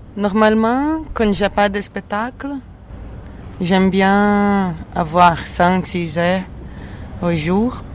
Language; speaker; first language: French; non-native, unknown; Portuguese